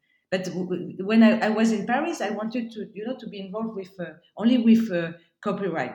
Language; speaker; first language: English; non-native, fluent; French